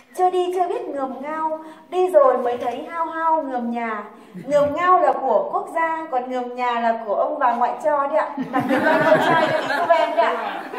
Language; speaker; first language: Vietnamese; non-native, local second language; Tày